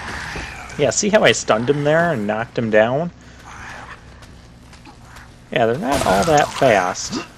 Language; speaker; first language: English; native; English